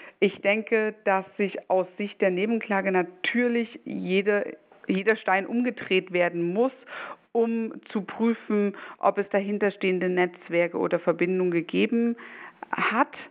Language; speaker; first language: German; native; German